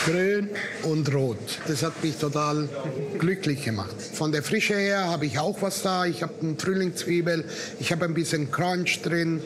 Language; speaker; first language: German; non-native, fluent; Italian